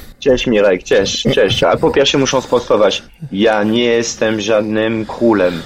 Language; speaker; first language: Polish; non-native, fluent; French